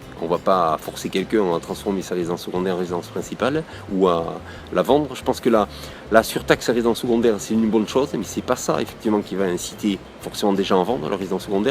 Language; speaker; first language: French; native; French